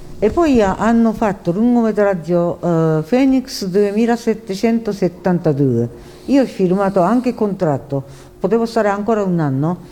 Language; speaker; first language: Italian; non-native, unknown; Japanese